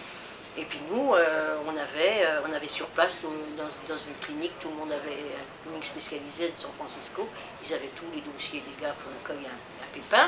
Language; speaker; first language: French; native; French